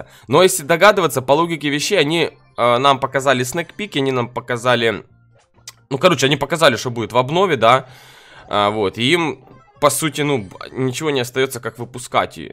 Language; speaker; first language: Russian; native; Russian